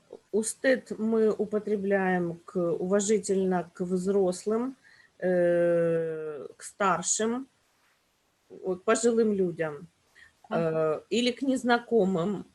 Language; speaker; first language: Russian; native; Russian